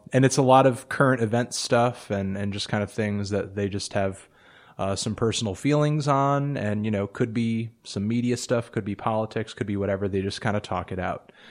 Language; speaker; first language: English; native; English